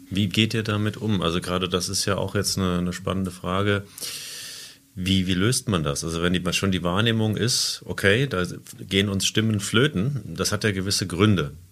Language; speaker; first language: German; native; German